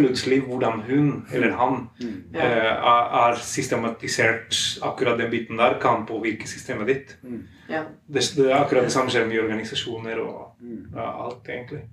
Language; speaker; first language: Norwegian; non-native, fluent; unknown